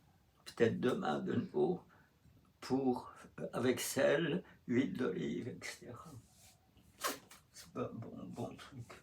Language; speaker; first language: French; non-native, fluent; Russian